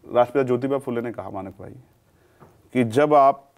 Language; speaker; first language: Hindi; native; Hindi